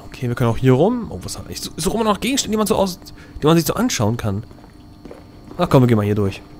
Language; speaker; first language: German; native; German